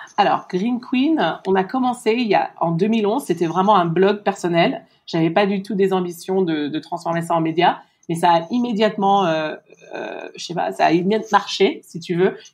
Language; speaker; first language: French; early bilingual, heritage; French